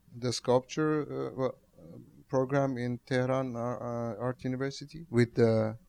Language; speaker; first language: English; non-native, fluent; Persian